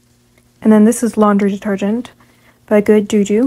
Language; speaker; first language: English; native; English